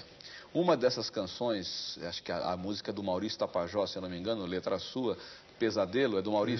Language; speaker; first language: Portuguese; native; Portuguese